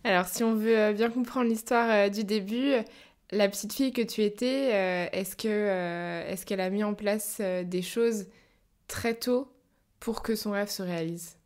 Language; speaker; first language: French; native; French